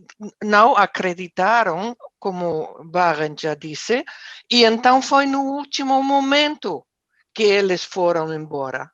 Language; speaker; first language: Portuguese; non-native, fluent; German